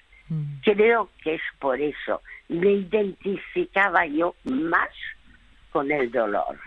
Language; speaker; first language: Spanish; early bilingual, other home language; French